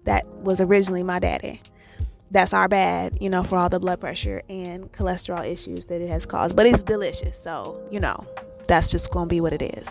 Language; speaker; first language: English; native; English